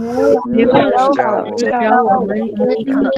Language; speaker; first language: Chinese; non-native, learner; Indonesian